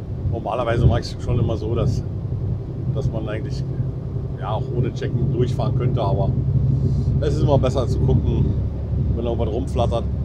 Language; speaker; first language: German; native; German